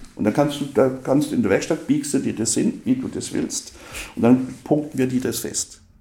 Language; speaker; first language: German; non-native, local second language; Swiss German